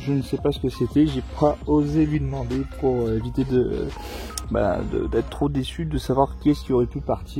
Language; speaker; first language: French; native; French